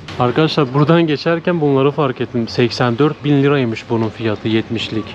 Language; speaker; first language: Turkish; native; Turkish